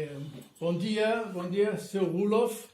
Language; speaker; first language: Portuguese; non-native, fluent; German